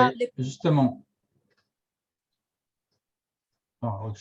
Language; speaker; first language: French; native; French